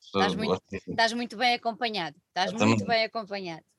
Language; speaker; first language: Portuguese; native; Portuguese